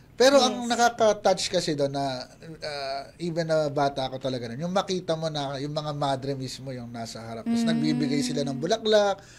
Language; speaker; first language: Filipino; native; Filipino